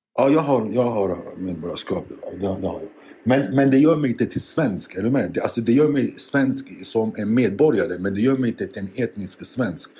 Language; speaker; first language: Swedish; non-native, fluent; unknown